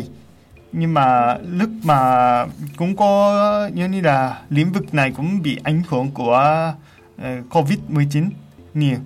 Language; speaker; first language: Vietnamese; non-native, fluent; Japanese